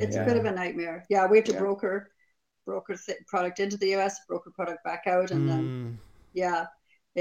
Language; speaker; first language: English; native; English